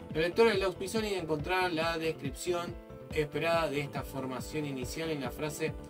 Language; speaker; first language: Spanish; native; Spanish